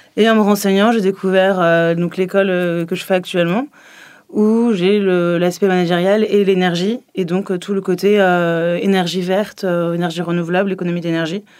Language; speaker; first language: French; native; French